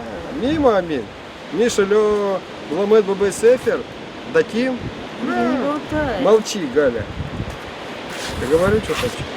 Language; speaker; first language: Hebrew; non-native, fluent; Russian